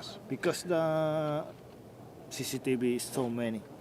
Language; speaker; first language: English; non-native, local second language; Filipino